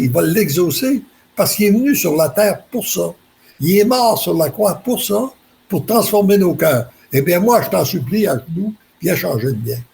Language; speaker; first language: French; native; French